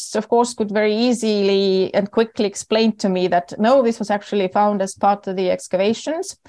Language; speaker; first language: English; non-native, fluent; Estonian